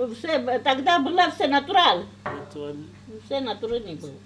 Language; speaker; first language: Russian; non-native, learner; Svan